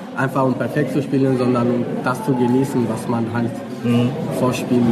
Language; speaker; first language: German; non-native, learner; Albanian